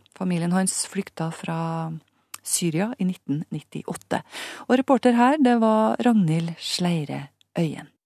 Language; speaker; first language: Norwegian; native; Norwegian